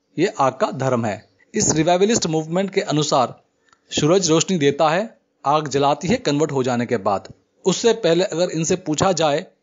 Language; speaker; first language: Hindi; native; Hindi